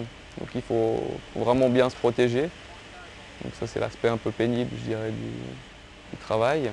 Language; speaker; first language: French; native; French